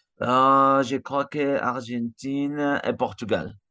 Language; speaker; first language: French; non-native, learner; Spanish